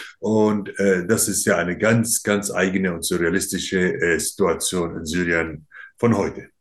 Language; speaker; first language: German; non-native, fluent; Arabic